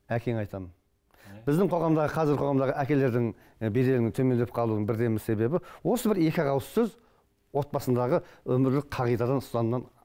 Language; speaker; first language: Kazakh; native; Kazakh